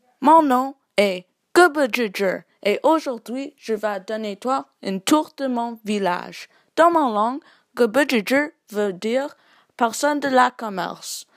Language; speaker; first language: French; non-native, learner; English